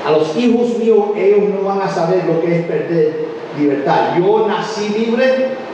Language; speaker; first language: Spanish; early bilingual, heritage; Spanish